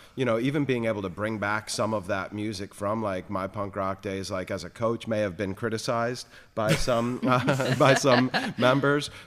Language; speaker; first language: English; native; English